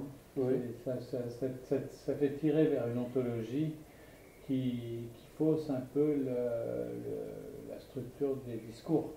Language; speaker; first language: French; native; French